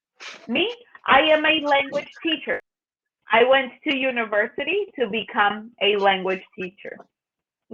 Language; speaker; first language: English; non-native, fluent; Spanish